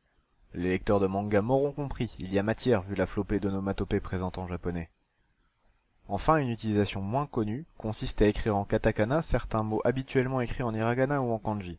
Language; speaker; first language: French; native; French